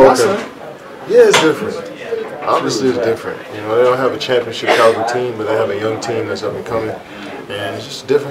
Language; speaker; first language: English; native; English